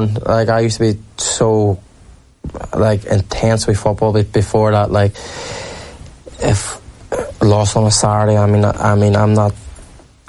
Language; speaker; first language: English; native; English